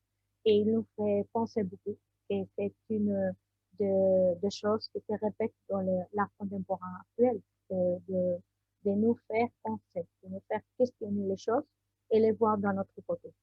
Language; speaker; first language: French; non-native, learner; Spanish